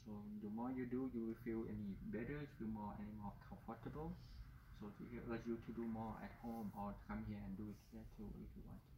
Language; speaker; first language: English; non-native, learner; Thai